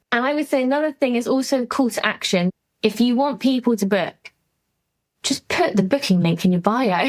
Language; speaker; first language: English; native; English